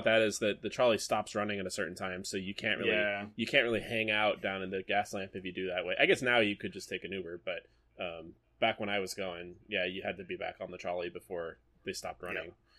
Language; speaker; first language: English; native; English